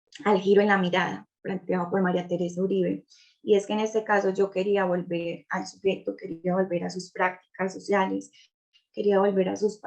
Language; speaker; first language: Spanish; native; Spanish